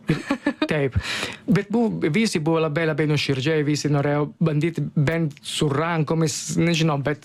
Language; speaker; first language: Lithuanian; non-native, learner; Italian